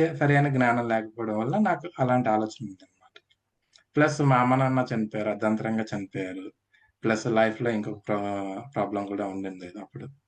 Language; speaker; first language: Telugu; native; Telugu